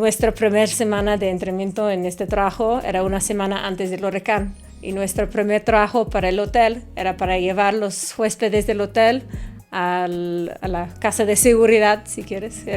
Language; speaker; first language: Spanish; non-native, fluent; English